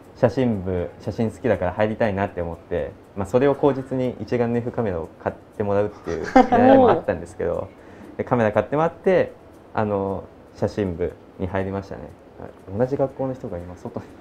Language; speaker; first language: Japanese; native; Japanese